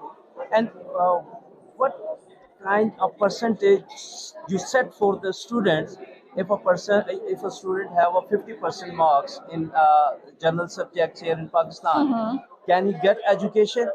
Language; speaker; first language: English; non-native, local second language; Urdu